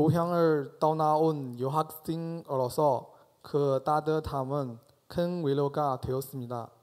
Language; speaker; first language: Korean; non-native, fluent; Chinese